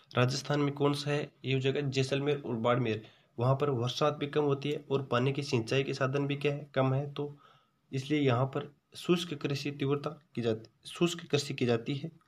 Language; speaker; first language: Hindi; native; Hindi